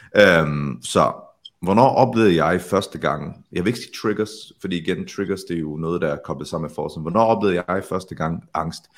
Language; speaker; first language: Danish; early bilingual, other home language; Arabic